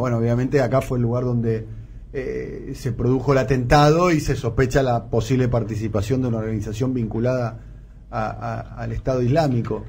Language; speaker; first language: Spanish; native; Spanish